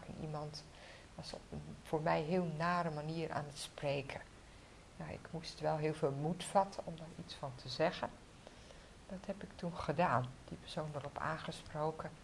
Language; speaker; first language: Dutch; native; Dutch